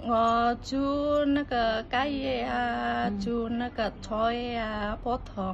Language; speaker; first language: Chinese; non-native, learner; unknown